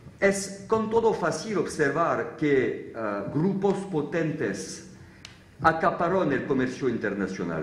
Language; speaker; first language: Spanish; non-native, fluent; French